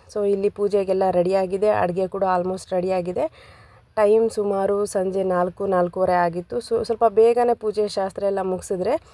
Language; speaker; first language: Kannada; non-native, local second language; Lambadi